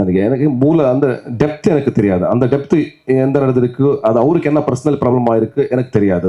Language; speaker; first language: Tamil; non-native, local second language; Kannada